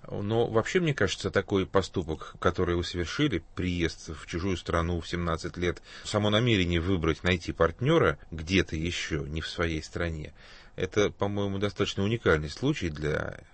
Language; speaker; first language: Russian; native; Russian